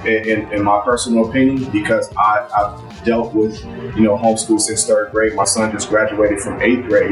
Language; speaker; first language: English; native; English